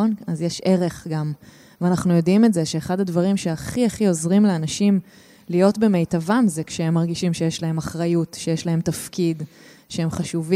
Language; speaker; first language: Hebrew; native; Hebrew